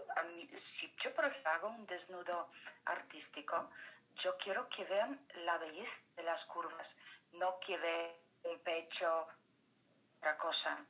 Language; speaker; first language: Spanish; non-native, fluent; Polish